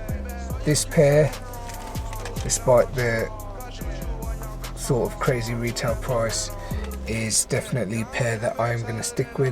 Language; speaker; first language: English; native; English